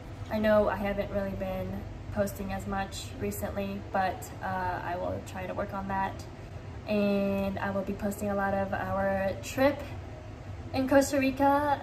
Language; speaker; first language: English; early bilingual, other home language; Japanese